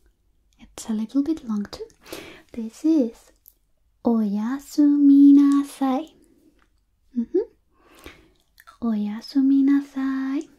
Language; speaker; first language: English; non-native, fluent; Spanish